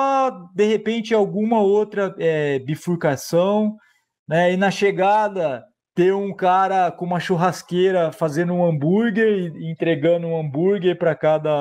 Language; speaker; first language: Portuguese; native; Portuguese